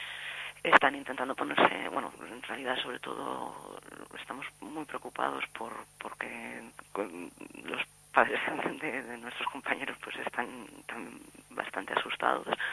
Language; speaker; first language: Spanish; native; Spanish